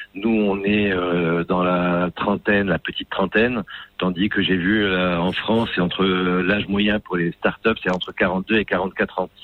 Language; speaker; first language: French; non-native, local second language; Arabic